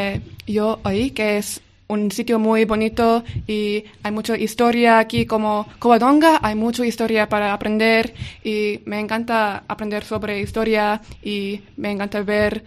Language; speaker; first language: Spanish; non-native, learner; English